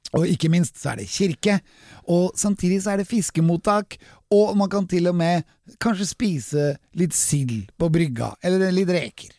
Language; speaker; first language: Norwegian; native; Norwegian